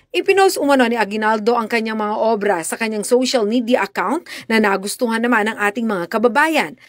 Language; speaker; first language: Filipino; native; Filipino